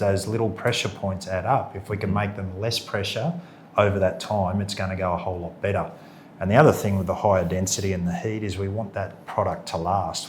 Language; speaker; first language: English; native; English